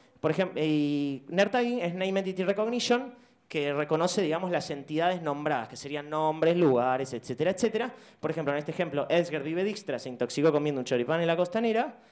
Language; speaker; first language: Spanish; native; Spanish